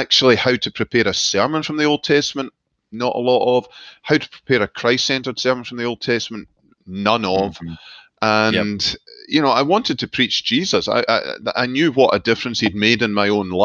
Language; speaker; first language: English; native; English